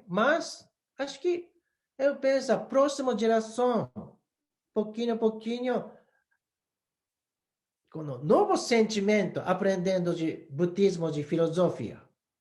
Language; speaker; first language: Portuguese; non-native, learner; Japanese